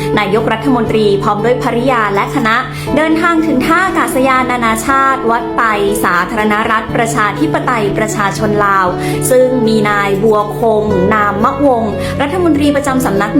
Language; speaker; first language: Thai; native; Thai